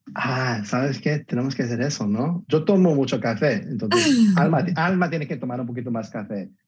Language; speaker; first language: Spanish; early bilingual, heritage; Spanish